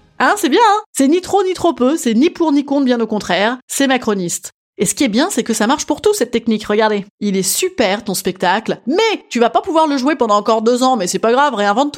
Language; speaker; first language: French; native; French